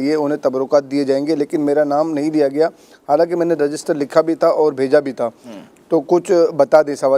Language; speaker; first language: Urdu; native; Urdu